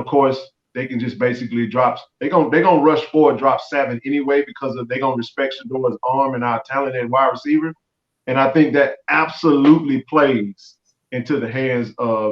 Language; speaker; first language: English; native; English